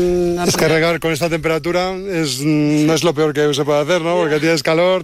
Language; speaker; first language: Spanish; native; Spanish